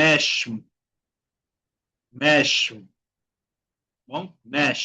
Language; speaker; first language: Portuguese; non-native, fluent; Spanish